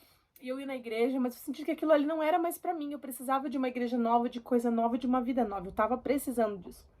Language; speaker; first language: Portuguese; native; Portuguese